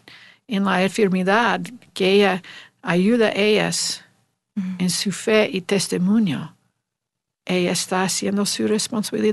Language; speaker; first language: Spanish; non-native, learner; English